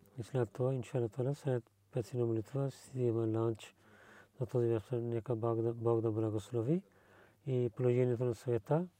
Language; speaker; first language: Bulgarian; non-native, learner; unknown